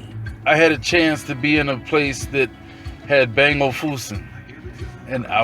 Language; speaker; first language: English; native; English